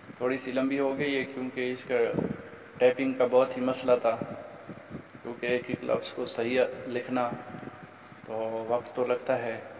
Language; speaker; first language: Urdu; non-native, local second language; Baluchi